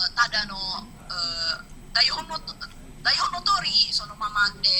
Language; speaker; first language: Japanese; non-native, learner; Indonesian